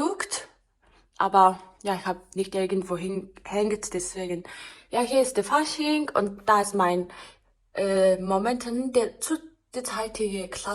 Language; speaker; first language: German; non-native, learner; Mongolian